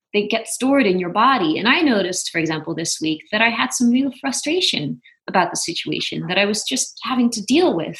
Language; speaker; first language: English; non-native, fluent; Dutch